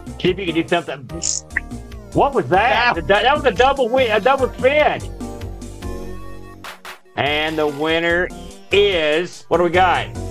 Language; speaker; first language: English; native; English